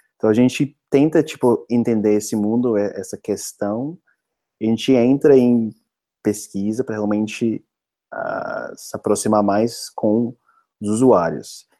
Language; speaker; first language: Portuguese; non-native, fluent; English